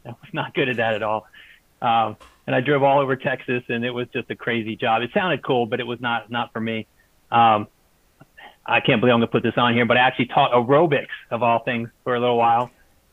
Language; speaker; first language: English; native; English